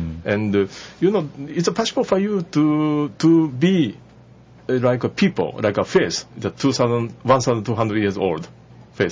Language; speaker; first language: English; non-native, learner; Japanese